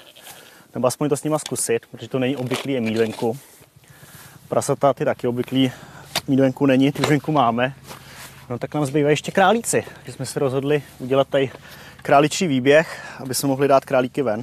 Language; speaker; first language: Czech; native; Czech